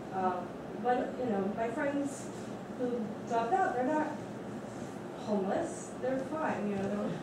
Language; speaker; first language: English; native; English